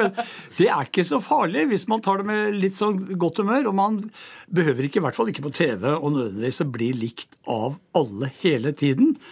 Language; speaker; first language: Norwegian; native; Norwegian